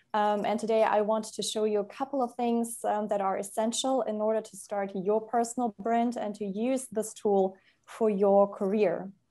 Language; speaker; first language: English; non-native, fluent; German